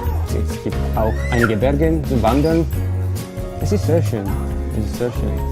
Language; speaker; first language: German; non-native, learner; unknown